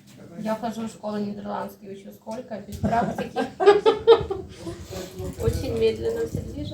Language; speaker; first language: Russian; native; Russian